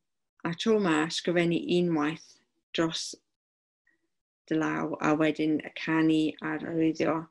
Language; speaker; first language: Welsh; non-native, local second language; English